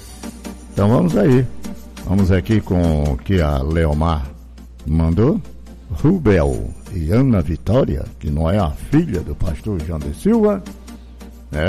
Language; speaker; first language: Portuguese; native; Portuguese